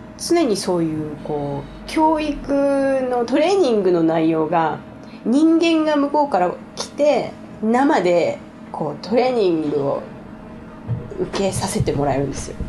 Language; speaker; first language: Japanese; native; Japanese